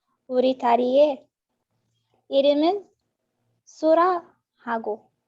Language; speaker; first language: Korean; non-native, learner; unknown